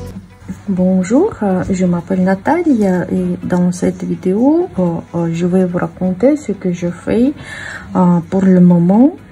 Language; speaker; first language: French; non-native, fluent; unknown